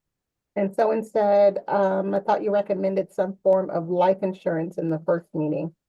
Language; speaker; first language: English; native; English